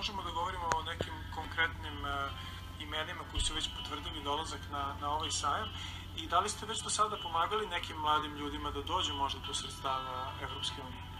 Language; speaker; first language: Serbian; native; Serbian